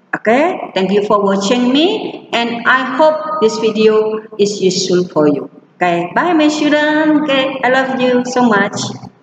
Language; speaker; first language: English; non-native, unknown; Indonesian